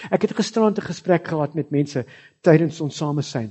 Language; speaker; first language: Afrikaans; early bilingual, heritage; Afrikaans